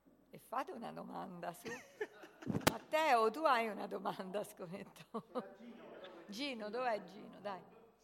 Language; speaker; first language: Italian; native; Italian